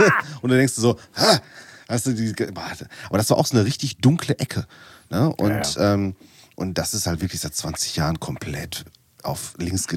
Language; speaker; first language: German; native; German